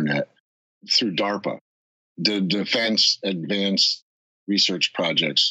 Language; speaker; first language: English; native; English